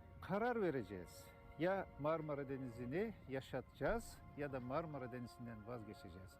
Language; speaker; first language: Turkish; native; Turkish